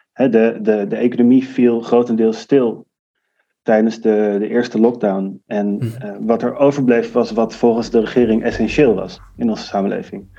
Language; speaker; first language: Dutch; native; Dutch